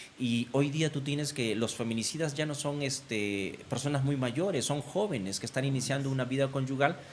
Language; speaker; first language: Spanish; native; Spanish